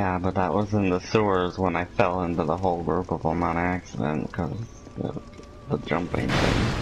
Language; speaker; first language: English; native; English